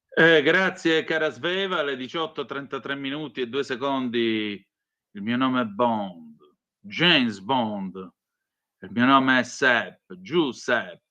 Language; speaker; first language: Italian; native; Italian